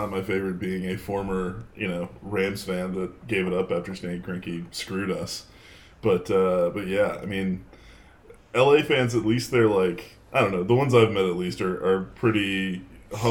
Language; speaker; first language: English; native; English